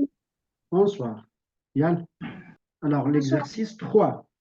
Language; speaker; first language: French; non-native, local second language; Arabic